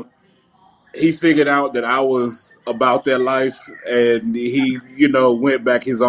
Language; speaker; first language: English; native; English